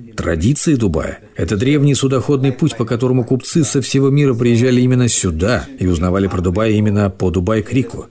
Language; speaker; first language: Russian; non-native, fluent; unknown